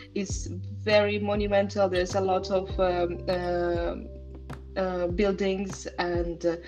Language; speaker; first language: English; non-native, fluent; Estonian